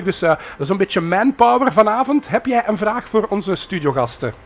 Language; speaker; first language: Dutch; native; Dutch